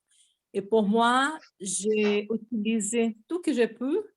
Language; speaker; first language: French; non-native, learner; Portuguese